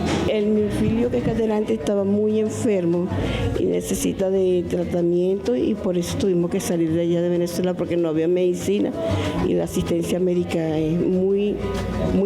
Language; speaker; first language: Portuguese; non-native, learner; Spanish